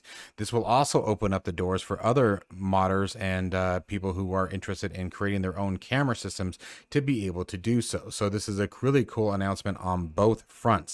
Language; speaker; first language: English; native; English